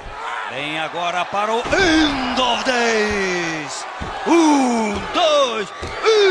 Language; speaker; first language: Portuguese; native; Portuguese